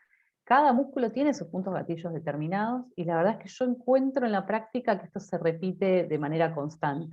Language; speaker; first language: Spanish; native; Spanish